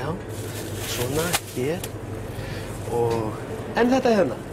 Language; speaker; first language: Icelandic; non-native, learner; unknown